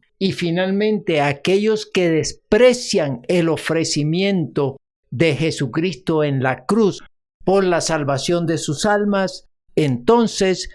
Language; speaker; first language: Spanish; native; Spanish